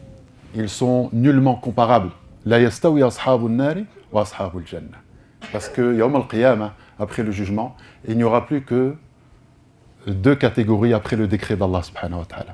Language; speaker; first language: French; native; French